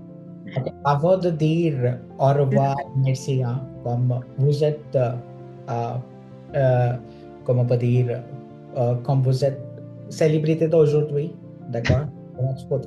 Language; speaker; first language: French; non-native, fluent; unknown